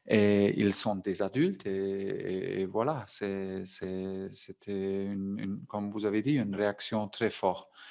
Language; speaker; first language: French; non-native, fluent; German